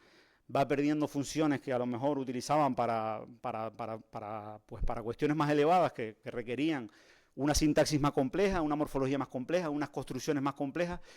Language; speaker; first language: Spanish; native; Spanish